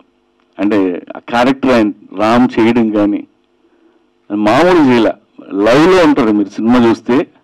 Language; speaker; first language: Telugu; native; Telugu